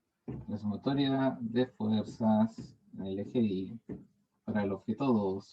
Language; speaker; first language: Spanish; native; Spanish